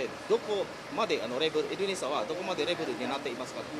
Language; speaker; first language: Japanese; non-native, learner; Indonesian